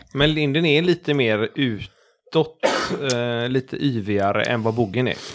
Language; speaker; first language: Swedish; native; Swedish